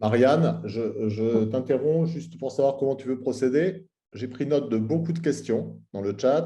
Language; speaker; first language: French; native; French